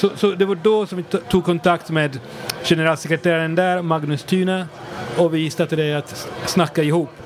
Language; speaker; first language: Swedish; non-native, fluent; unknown